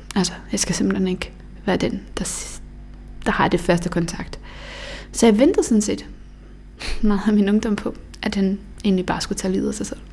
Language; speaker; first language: Danish; early bilingual, other home language; Bosnian